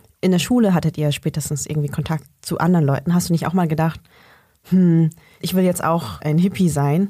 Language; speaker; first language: German; early bilingual, other home language; Vietnamese